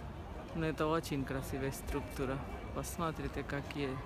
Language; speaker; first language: Russian; non-native, learner; Bangla